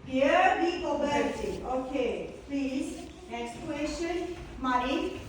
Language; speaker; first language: English; non-native, fluent; Armenian